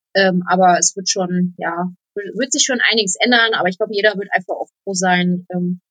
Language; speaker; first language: German; non-native, fluent; Polish